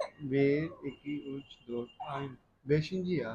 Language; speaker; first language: Turkish; non-native, learner; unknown